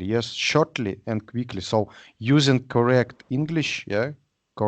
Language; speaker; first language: English; non-native, learner; Russian